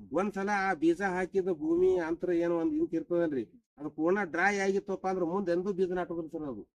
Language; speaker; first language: Kannada; native; Kannada